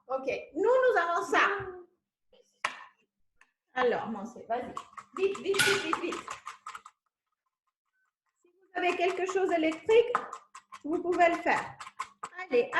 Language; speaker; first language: French; non-native, fluent; Spanish